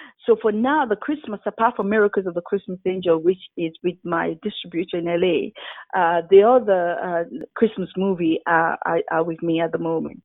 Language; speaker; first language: English; non-native, local second language; Yoruba